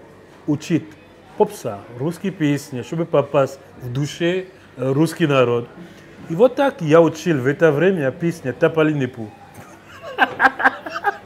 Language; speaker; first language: Russian; non-native, fluent; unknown